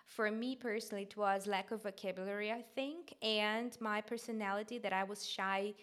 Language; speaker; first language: English; non-native, fluent; Ukrainian